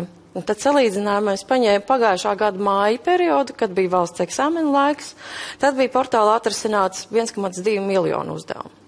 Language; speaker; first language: Latvian; native; Latvian